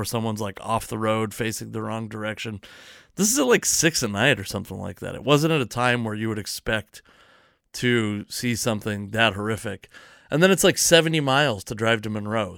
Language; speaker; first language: English; native; English